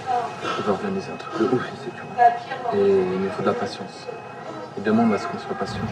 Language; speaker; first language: French; native; French